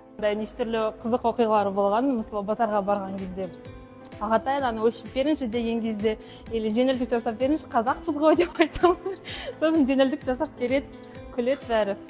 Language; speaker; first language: Kazakh; non-native, local second language; Russian